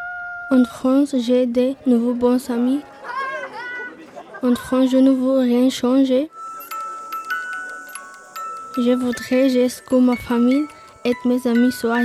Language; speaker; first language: French; early bilingual, other home language; Bulgarian